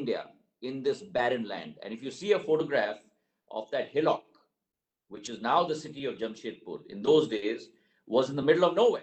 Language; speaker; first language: English; non-native, local second language; Hindi